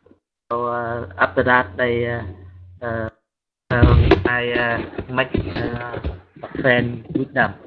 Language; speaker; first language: English; non-native, learner; Vietnamese